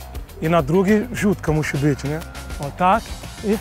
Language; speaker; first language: Polish; non-native, learner; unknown